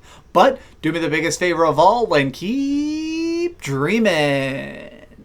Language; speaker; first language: English; native; English